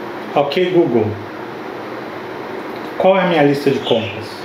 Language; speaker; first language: Portuguese; native; Portuguese